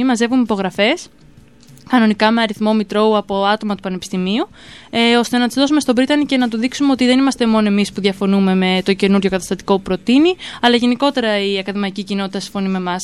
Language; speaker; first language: Greek; native; Greek